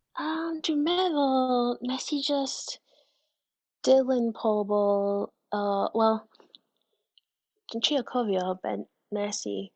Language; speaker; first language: Welsh; non-native, fluent; English